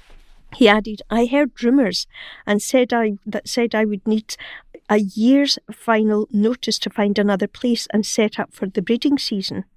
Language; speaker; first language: English; native; English